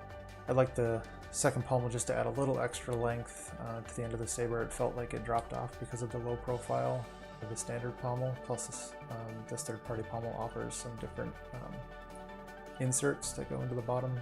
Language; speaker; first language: English; native; English